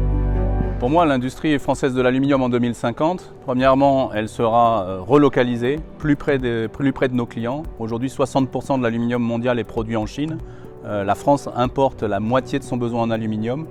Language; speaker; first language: French; native; French